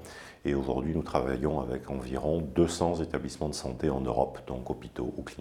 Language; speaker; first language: French; native; French